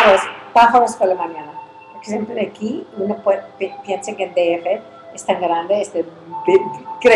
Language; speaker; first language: Spanish; early bilingual, heritage; English